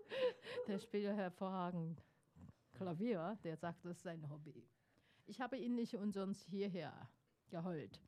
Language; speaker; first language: German; non-native, fluent; Chinese